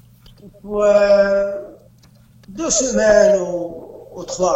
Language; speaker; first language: French; non-native, learner; Arabic